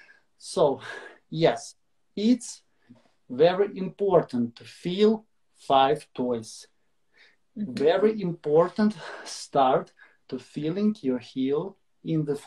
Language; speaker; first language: English; non-native, learner; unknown